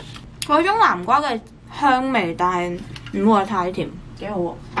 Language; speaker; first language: Cantonese; native; Cantonese